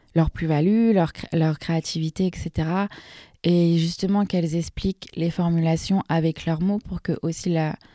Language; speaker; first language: French; native; French